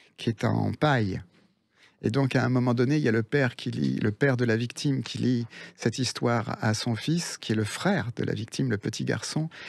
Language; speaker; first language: French; early bilingual, other home language; Spanish